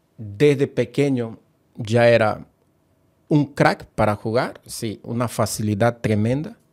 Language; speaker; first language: Spanish; non-native, fluent; Portuguese